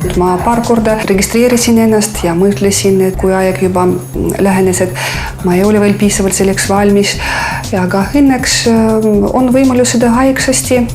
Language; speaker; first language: Estonian; non-native, fluent; Russian